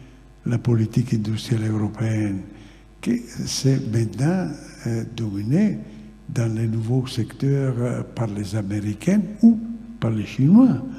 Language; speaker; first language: French; non-native, fluent; Italian